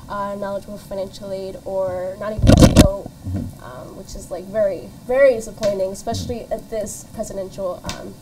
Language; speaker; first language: English; native; English